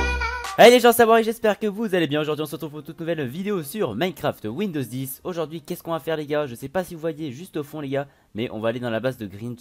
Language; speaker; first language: French; native; French